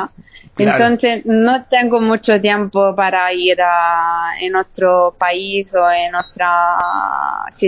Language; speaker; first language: Spanish; non-native, fluent; Italian